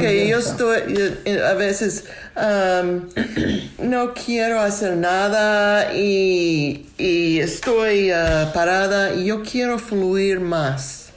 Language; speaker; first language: Spanish; non-native, fluent; English